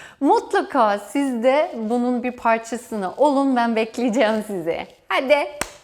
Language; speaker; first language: Turkish; non-native, fluent; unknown